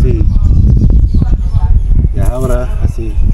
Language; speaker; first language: Spanish; non-native, learner; Filipino